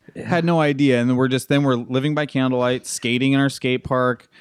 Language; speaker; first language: English; native; English